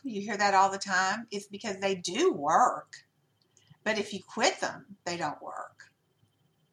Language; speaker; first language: English; native; English